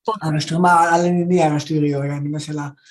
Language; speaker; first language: Turkish; non-native, learner; Greek